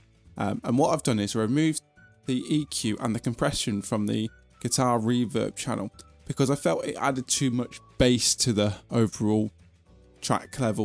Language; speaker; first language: English; native; English